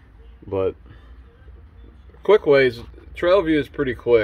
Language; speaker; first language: English; native; English